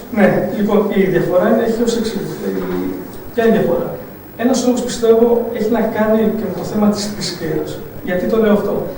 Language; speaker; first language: Greek; early bilingual, other home language; Arabic